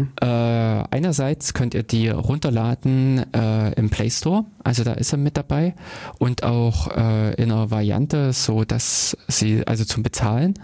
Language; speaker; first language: German; native; German